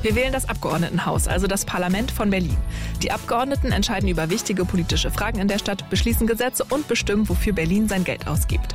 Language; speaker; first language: German; native; German